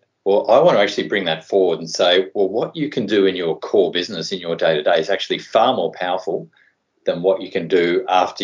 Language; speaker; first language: English; native; English